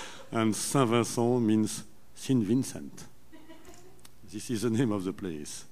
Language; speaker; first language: English; non-native, fluent; French